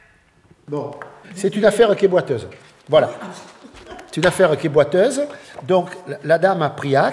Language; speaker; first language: French; native; French